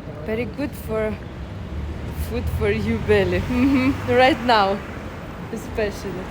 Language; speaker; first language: English; non-native, learner; Russian